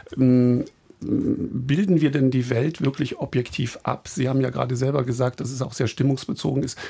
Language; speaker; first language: German; native; German